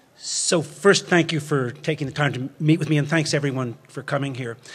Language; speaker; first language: English; native; English